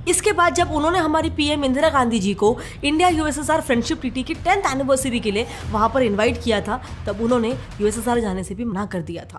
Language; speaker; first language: Hindi; native; Hindi